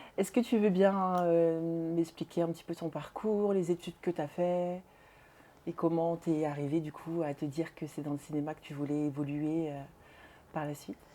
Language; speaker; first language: French; early bilingual, other home language; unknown